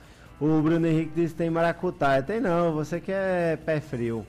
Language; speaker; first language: Portuguese; native; Portuguese